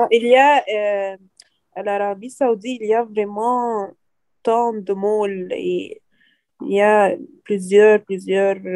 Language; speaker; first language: French; non-native, learner; Arabic